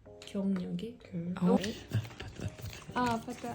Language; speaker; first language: Korean; non-native, fluent; Azerbaijani